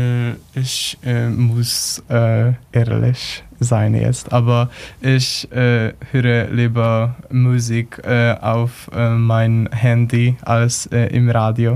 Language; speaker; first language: German; non-native, learner; Polish